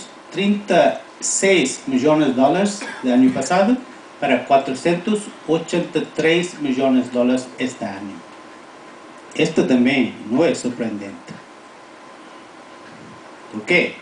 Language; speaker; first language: Spanish; non-native, fluent; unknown